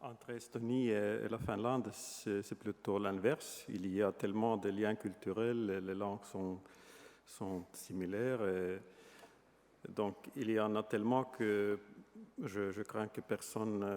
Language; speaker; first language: French; non-native, fluent; Estonian